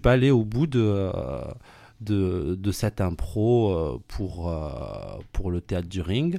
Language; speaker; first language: French; native; French